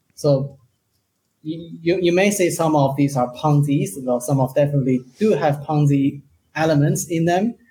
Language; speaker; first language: English; non-native, fluent; Chinese